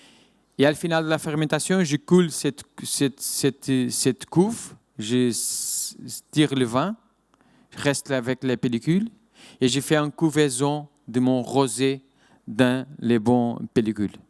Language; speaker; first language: French; non-native, fluent; Portuguese